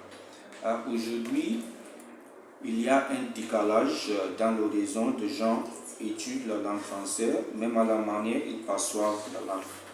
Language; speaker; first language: French; non-native, fluent; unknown